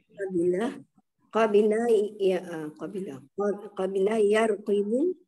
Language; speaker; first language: Arabic; non-native, learner; Malay